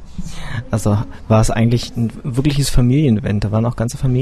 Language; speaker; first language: German; native; German